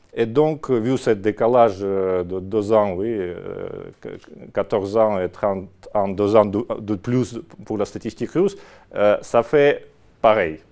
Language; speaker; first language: French; non-native, fluent; Russian